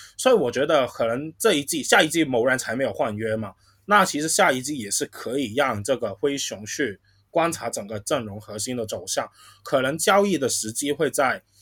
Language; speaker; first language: Chinese; native; Chinese